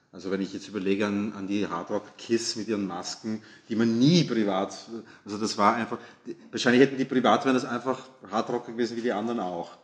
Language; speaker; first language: German; native; German